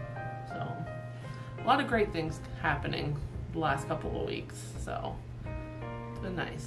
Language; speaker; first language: English; native; English